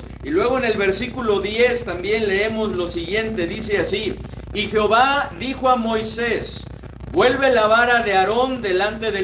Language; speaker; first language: Spanish; native; Spanish